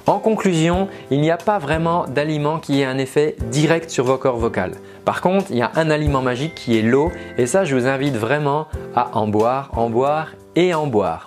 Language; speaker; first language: French; native; French